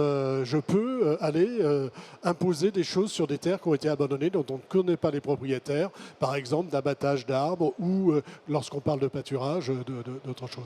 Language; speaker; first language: French; native; French